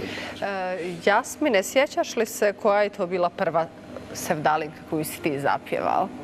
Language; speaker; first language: Bosnian; native; Bosnian